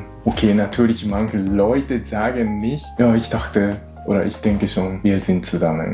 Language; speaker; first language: German; non-native, learner; Japanese